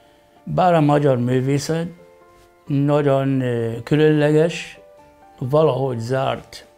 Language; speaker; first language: Hungarian; non-native, fluent; Arabic